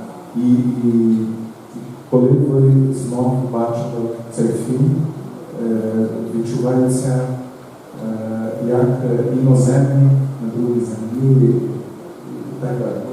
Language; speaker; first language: Ukrainian; non-native, learner; Portuguese